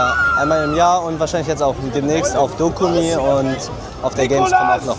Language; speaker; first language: German; native; German